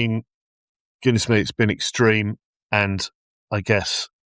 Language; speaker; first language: English; native; English